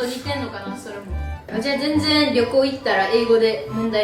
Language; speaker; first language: Japanese; native; Japanese